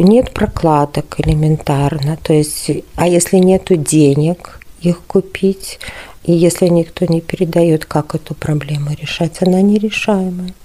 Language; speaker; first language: Russian; native; Russian